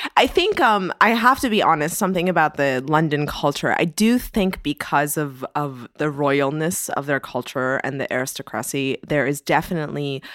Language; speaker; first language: English; early bilingual, other home language; Persian